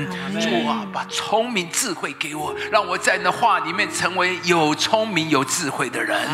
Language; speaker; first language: Chinese; native; Chinese